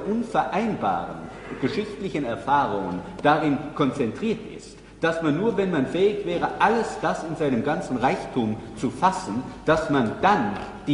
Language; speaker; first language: German; native; German